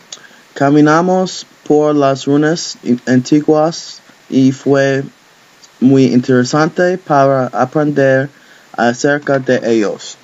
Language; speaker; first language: Spanish; non-native, learner; English